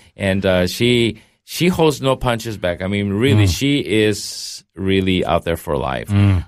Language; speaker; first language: English; early bilingual, heritage; Spanish